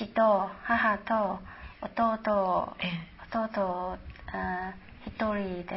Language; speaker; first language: Japanese; non-native, learner; Chinese